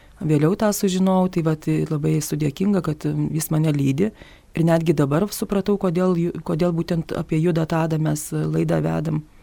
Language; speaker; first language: Lithuanian; native; Lithuanian